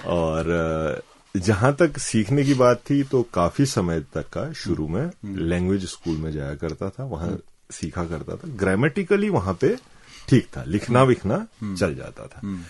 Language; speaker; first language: Hindi; native; Hindi